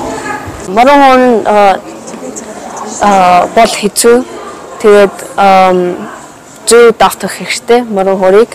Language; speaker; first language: Mongolian; early bilingual, heritage; Mongolian